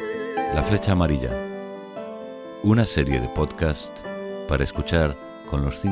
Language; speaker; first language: Spanish; native; Spanish